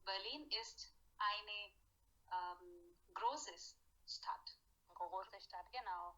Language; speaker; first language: German; non-native, learner; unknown